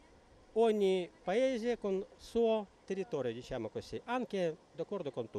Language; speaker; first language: Italian; non-native, learner; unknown